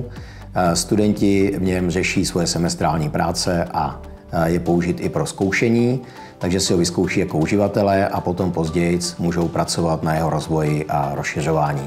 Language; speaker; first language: Czech; native; Czech